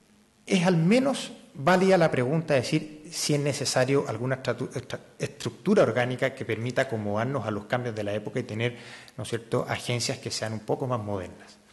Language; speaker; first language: Spanish; native; Spanish